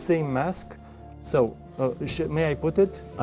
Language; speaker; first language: English; non-native, fluent; Romanian